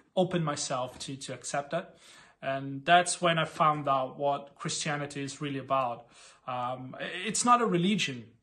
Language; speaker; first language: English; non-native, fluent; Portuguese